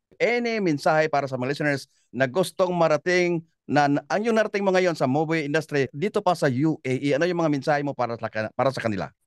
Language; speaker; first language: Filipino; native; Filipino